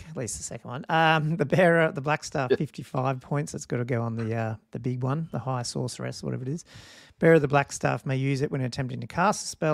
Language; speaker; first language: English; native; English